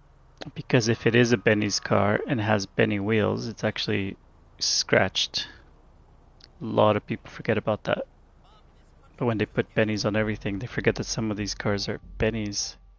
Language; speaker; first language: English; native; English